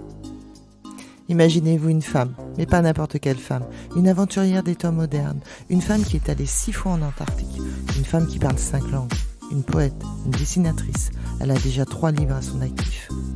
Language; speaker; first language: French; native; French